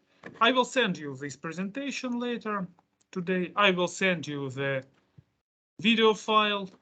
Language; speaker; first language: English; non-native, fluent; Russian